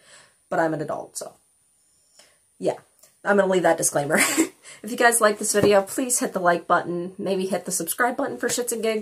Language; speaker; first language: English; native; English